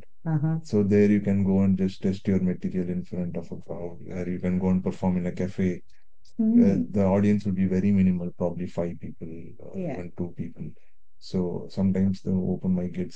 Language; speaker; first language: English; non-native, local second language; Tamil